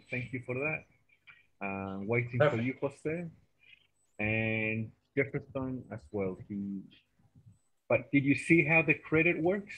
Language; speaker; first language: English; non-native, fluent; Spanish